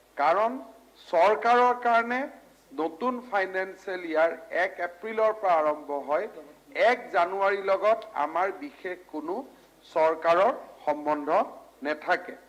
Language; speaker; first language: Assamese; native; Assamese